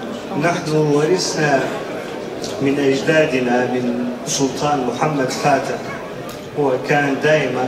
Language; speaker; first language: Arabic; non-native, fluent; Turkish